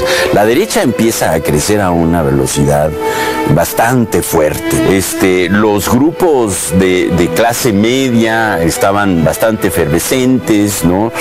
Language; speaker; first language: Spanish; native; Spanish